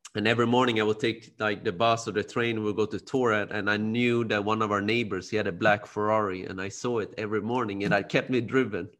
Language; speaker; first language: English; early bilingual, other home language; Khmer